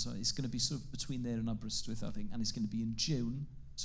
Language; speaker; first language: English; non-native, local second language; Welsh